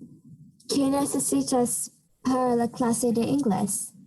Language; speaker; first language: Spanish; non-native, learner; English